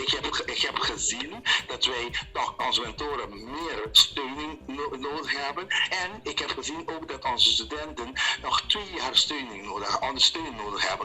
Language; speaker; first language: Dutch; non-native, local second language; Papiamento